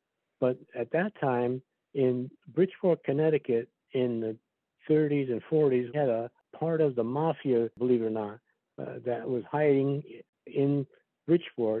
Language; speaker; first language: English; early bilingual, other home language; Slovak